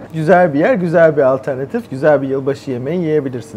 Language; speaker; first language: Turkish; native; Turkish